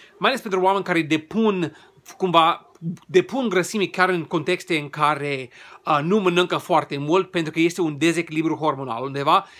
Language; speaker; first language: Romanian; non-native, fluent; English